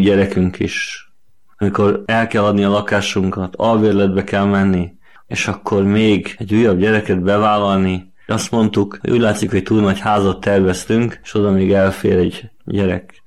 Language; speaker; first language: Hungarian; native; Hungarian